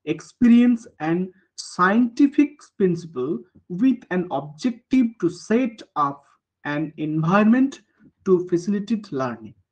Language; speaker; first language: English; non-native, local second language; Bangla